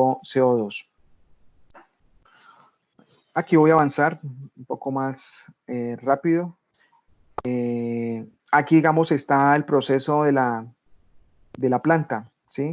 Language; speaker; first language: Spanish; native; Spanish